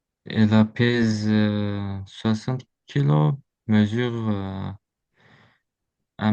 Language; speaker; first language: French; non-native, learner; Azerbaijani